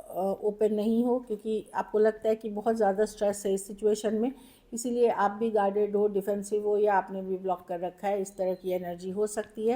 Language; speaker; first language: Hindi; native; Hindi